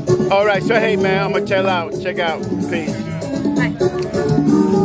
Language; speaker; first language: English; native; English